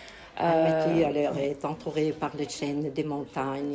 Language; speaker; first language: French; non-native, fluent; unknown